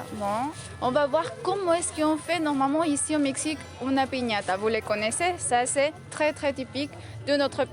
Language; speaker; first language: French; non-native, fluent; Spanish